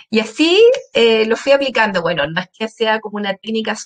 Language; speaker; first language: Spanish; native; Spanish